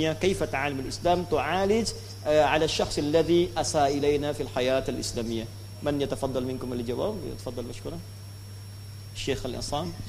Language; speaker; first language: Arabic; non-native, fluent; Indonesian